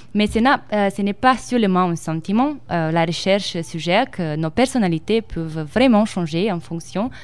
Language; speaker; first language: French; non-native, learner; Romanian